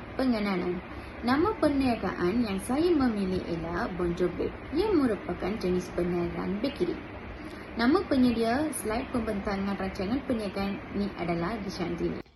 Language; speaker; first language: Malay; non-native, local second language; Tamil